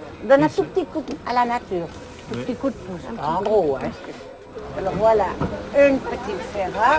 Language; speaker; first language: French; native; French